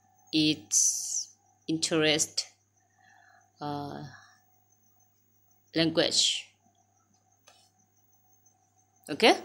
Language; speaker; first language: English; non-native, learner; Thai